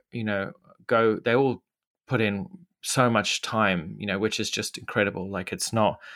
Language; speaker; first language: English; native; English